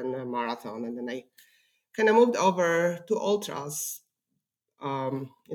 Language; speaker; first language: English; non-native, fluent; Polish